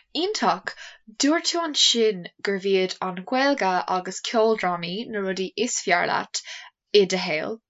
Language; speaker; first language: Irish; non-native, local second language; English